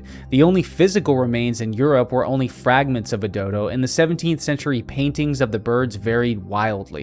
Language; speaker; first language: English; native; English